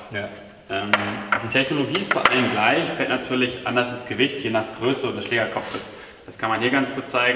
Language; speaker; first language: German; native; German